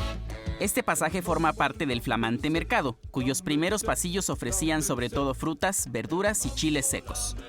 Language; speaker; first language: Spanish; native; Spanish